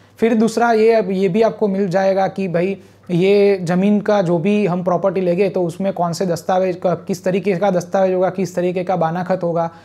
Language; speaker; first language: Hindi; non-native, local second language; Gujarati